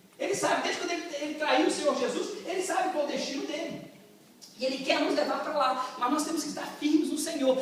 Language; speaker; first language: Portuguese; native; Portuguese